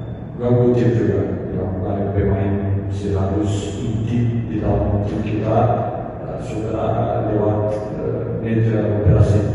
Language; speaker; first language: Indonesian; non-native, fluent; Portuguese